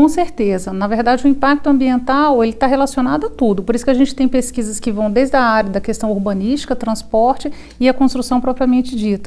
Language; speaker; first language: Portuguese; native; Portuguese